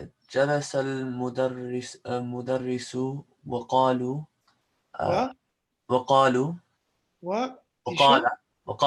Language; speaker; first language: Arabic; non-native, learner; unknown